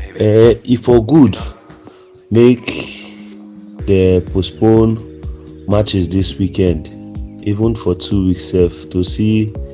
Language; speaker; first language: Nigerian Pidgin; non-native, local second language; Yoruba